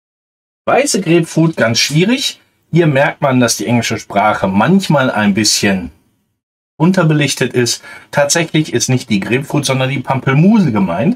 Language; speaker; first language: German; native; German